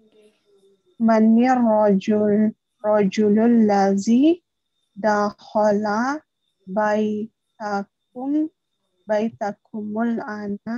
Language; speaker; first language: Arabic; non-native, learner; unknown